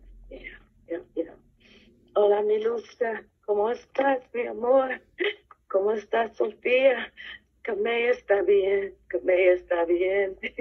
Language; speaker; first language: Spanish; non-native, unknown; English